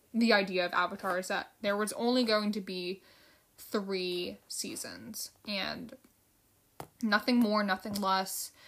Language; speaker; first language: English; early bilingual, other home language; Filipino